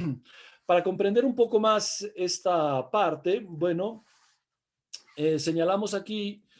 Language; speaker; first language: Spanish; native; Spanish